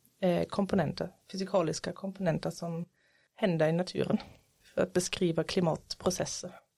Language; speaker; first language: Swedish; non-native, fluent; German